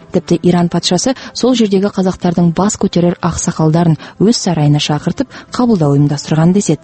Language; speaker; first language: Kazakh; native; Kazakh